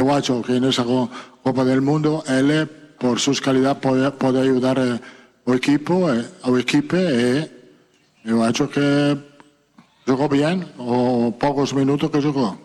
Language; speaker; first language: Portuguese; non-native, fluent; Italian